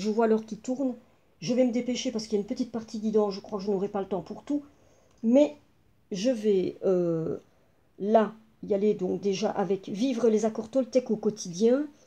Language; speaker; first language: French; native; French